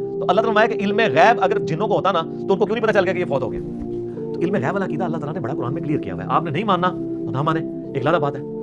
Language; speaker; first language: Urdu; non-native, local second language; Punjabi